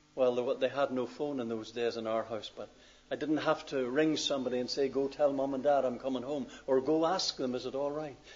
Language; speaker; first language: English; native; English